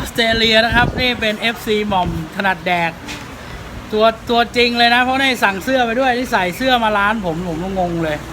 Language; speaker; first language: Thai; native; Thai